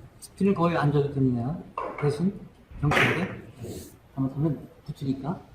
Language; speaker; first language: Korean; native; Korean